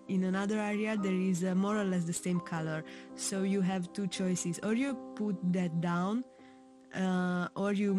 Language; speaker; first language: English; non-native, fluent; Hungarian